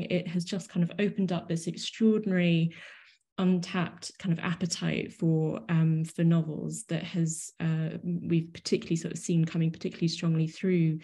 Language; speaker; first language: English; native; English